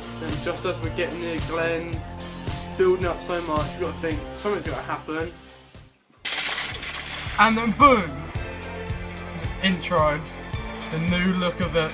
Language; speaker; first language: English; native; English